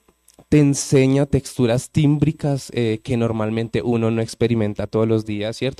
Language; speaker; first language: Spanish; native; Spanish